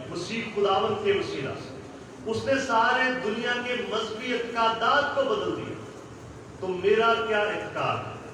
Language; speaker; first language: Urdu; non-native, local second language; Punjabi